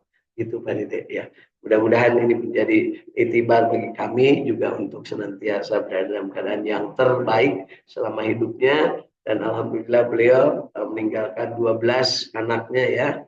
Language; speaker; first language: Indonesian; native; Indonesian